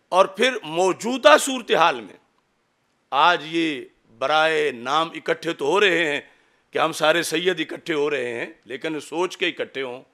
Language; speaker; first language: Urdu; non-native, local second language; Punjabi